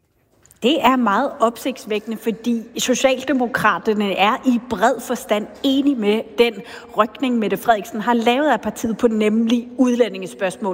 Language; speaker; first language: Danish; native; Danish